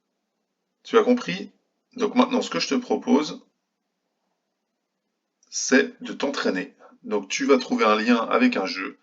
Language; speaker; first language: French; native; French